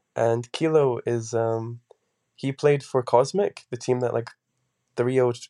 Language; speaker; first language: English; native; English